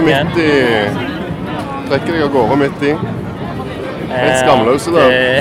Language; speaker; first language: Norwegian; native; Norwegian